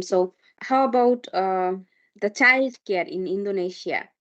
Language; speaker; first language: English; non-native, fluent; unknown